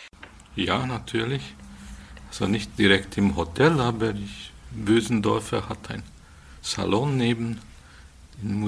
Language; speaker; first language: German; non-native, fluent; Hungarian